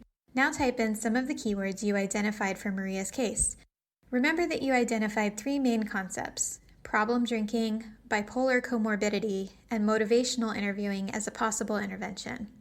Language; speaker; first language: English; native; English